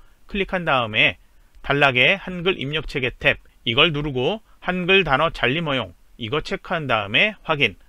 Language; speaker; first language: Korean; native; Korean